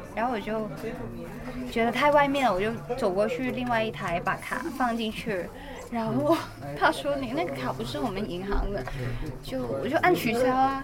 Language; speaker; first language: Chinese; native; Chinese